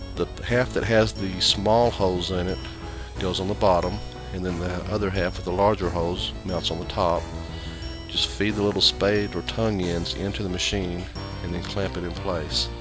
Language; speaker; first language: English; native; English